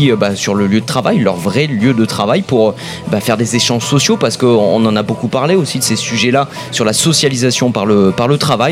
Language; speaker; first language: French; native; French